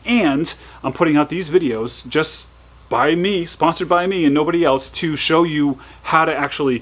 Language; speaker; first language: English; native; English